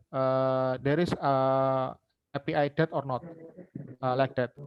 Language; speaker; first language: English; non-native, learner; Indonesian